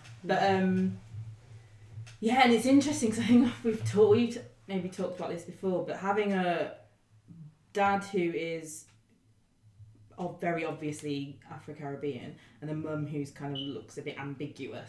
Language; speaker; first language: English; native; English